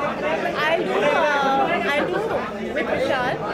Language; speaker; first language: English; non-native, local second language; Hindi